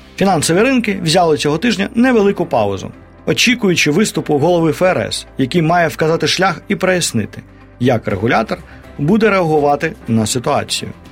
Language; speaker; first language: Ukrainian; non-native, local second language; Russian